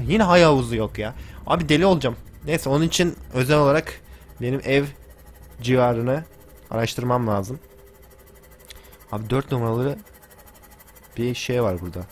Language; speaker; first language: Turkish; native; Turkish